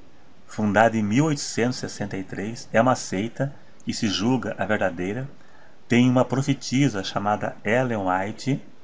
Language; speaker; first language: Portuguese; native; Portuguese